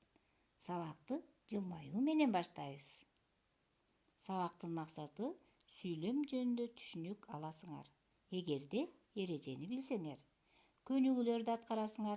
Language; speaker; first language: Kyrgyz; native; Kyrgyz